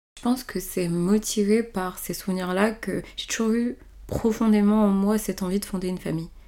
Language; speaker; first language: French; early bilingual, other home language; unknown